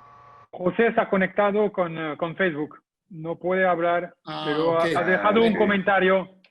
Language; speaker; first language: Spanish; non-native, fluent; French